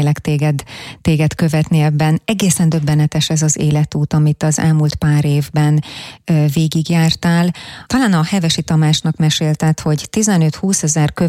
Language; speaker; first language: Hungarian; native; Hungarian